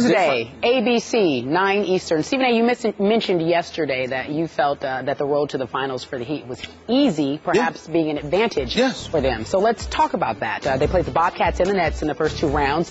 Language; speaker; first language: English; native; English